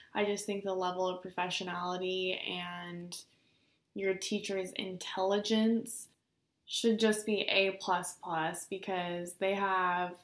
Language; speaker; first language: English; native; English